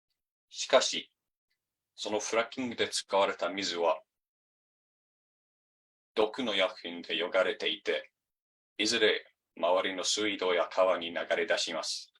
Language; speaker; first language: Japanese; non-native, fluent; English